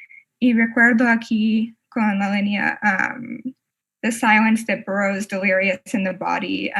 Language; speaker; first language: Spanish; non-native, fluent; English